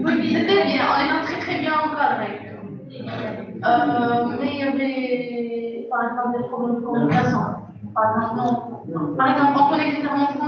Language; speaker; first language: French; non-native, local second language; Arabic